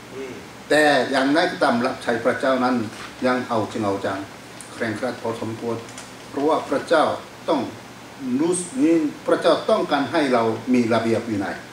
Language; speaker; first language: Thai; non-native, fluent; Korean